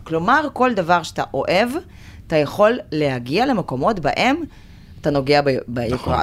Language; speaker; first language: Hebrew; non-native, fluent; Russian